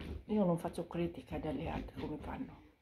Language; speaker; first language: Italian; non-native, fluent; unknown